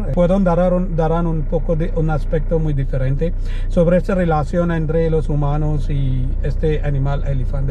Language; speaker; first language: Spanish; non-native, learner; Malayalam